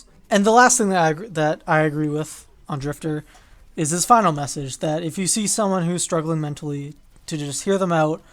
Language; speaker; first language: English; native; English